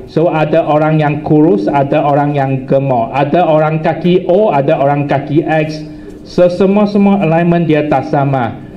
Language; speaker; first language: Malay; non-native, local second language; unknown